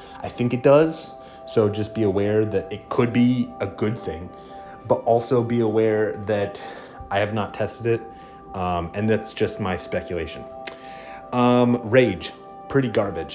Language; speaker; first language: English; native; English